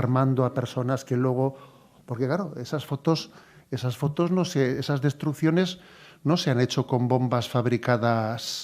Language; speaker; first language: Spanish; native; Spanish